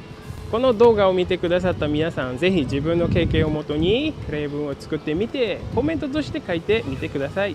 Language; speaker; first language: Japanese; non-native, fluent; Indonesian